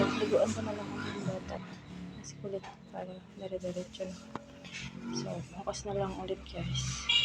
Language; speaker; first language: Filipino; non-native, local second language; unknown